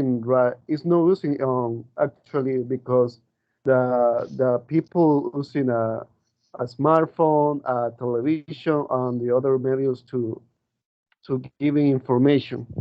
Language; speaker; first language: English; non-native, learner; Spanish